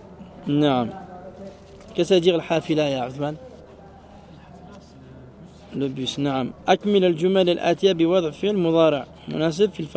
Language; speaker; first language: Arabic; non-native, fluent; French